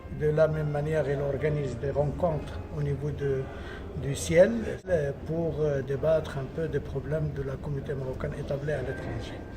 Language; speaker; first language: French; non-native, local second language; Arabic